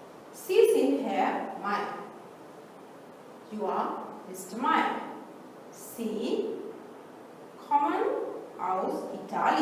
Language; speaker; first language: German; non-native, fluent; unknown